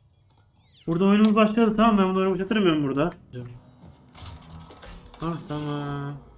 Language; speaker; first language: Turkish; native; Turkish